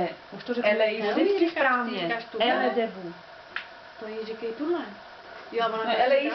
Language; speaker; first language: French; non-native, learner; Czech